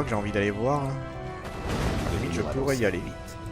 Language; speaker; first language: French; native; French